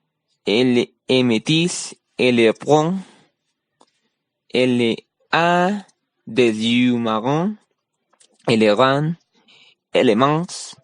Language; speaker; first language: French; non-native, learner; Spanish